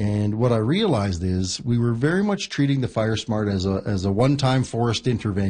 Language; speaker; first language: English; native; English